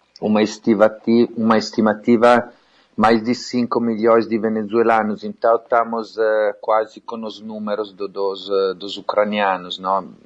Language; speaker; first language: Portuguese; non-native, fluent; Italian